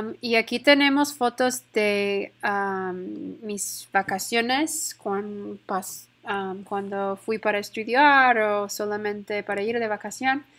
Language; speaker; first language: Spanish; non-native, fluent; English